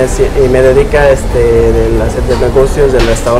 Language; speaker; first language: Spanish; non-native, fluent; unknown